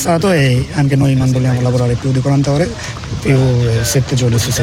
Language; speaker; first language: Italian; non-native, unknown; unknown